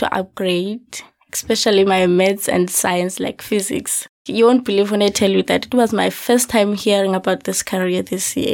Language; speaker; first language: English; non-native, local second language; Southern Sotho